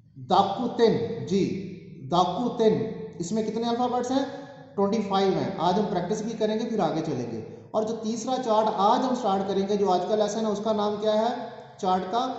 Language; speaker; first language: Urdu; native; Urdu